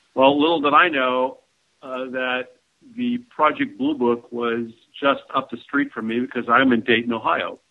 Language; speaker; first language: English; native; English